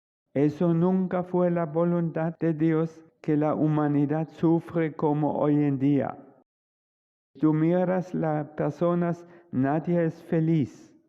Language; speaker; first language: Spanish; non-native, fluent; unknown